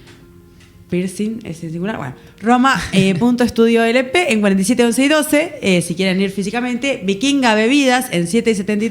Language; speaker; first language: Spanish; native; Spanish